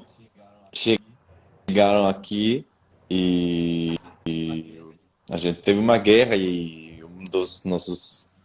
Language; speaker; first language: Portuguese; non-native, fluent; Spanish